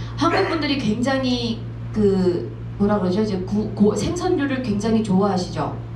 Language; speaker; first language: Korean; native; Korean